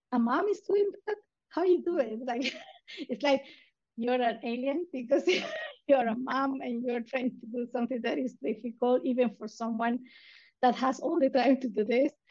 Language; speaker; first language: English; non-native, fluent; Spanish